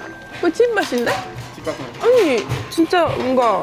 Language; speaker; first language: Korean; non-native, fluent; Estonian